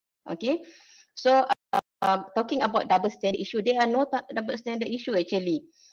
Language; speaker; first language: English; non-native, local second language; Malay